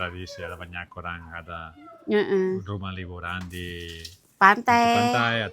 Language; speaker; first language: Indonesian; non-native, learner; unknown